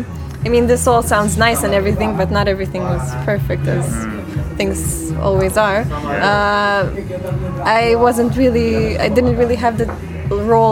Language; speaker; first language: English; non-native, fluent; Macedonian